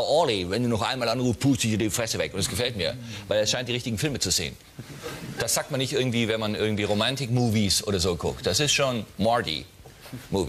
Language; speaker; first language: German; native; German